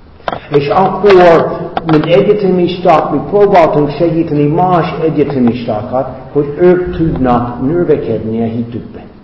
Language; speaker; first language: Hungarian; non-native, fluent; English